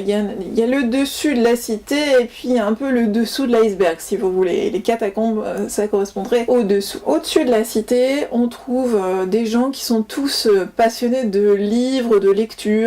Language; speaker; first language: French; native; French